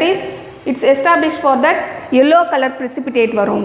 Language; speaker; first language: English; non-native, local second language; Tamil